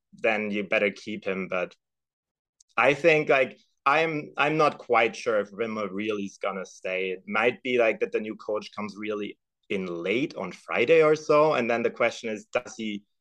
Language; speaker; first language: English; non-native, fluent; German